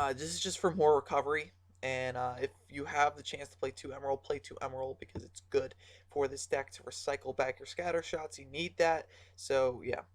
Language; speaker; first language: English; native; English